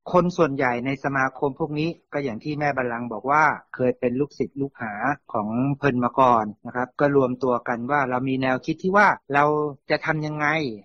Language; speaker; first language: Thai; native; Thai